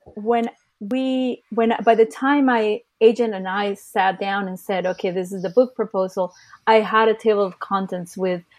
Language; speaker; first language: English; early bilingual, other home language; Spanish